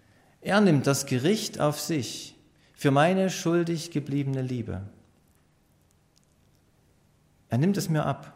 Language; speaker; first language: German; native; German